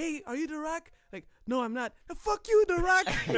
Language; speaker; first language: English; non-native, fluent; Dutch